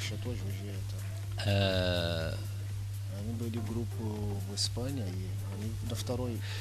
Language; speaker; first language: Russian; non-native, fluent; Portuguese